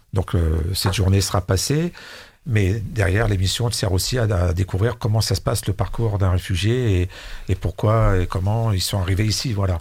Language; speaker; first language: French; native; French